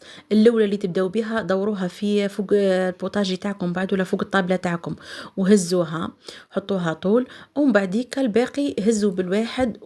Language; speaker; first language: Arabic; native; Arabic